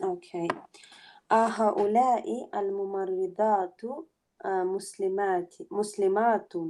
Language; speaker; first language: Arabic; non-native, learner; English